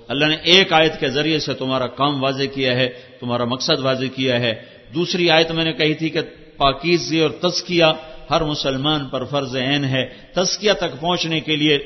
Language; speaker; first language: Urdu; non-native, local second language; Punjabi